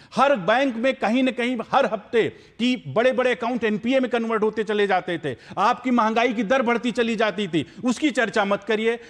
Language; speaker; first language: Hindi; native; Hindi